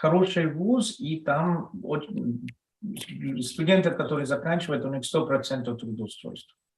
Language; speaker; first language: Russian; non-native, fluent; Telugu